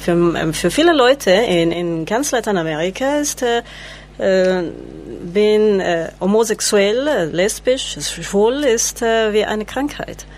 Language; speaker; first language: German; non-native, learner; Spanish